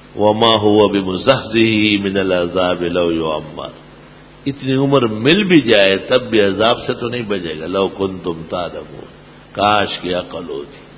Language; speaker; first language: Urdu; non-native, local second language; Pashto